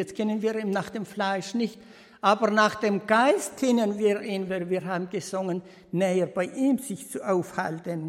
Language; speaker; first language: German; early bilingual, heritage; German